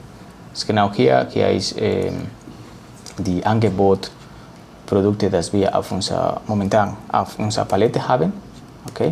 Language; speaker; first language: German; non-native, learner; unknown